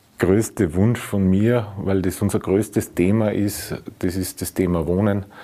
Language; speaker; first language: German; native; German